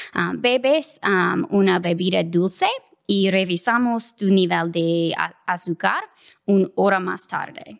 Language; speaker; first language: Spanish; non-native, fluent; English